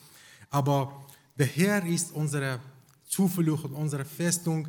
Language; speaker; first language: German; non-native, fluent; Persian